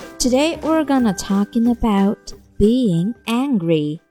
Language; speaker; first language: English; non-native, fluent; Chinese